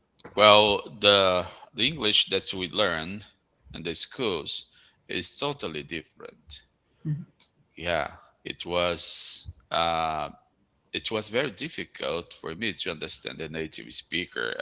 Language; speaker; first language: English; non-native, fluent; Portuguese